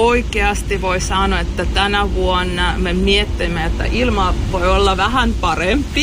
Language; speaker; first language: Finnish; non-native, fluent; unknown